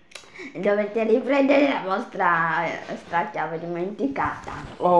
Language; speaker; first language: Italian; non-native, learner; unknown